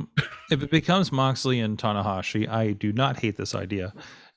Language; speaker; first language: English; native; English